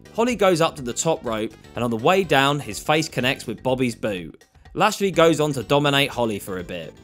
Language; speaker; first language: English; native; English